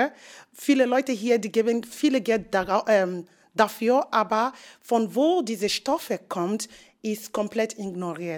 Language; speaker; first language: German; non-native, fluent; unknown